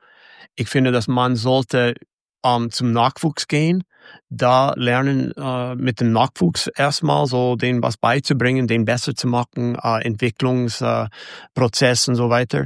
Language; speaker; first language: German; non-native, fluent; English